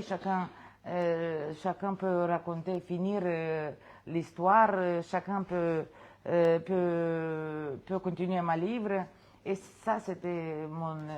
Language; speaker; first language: French; non-native, fluent; Romanian